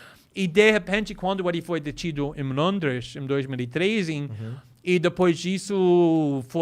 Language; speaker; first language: Portuguese; non-native, fluent; English